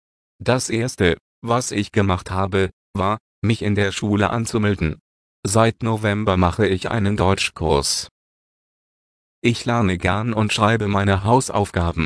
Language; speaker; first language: German; non-native, learner; Bulgarian